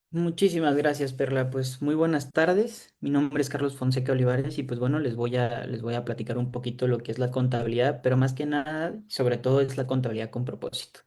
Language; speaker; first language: Spanish; native; Spanish